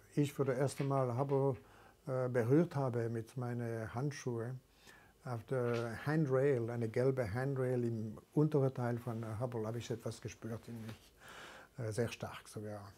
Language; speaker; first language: German; non-native, local second language; French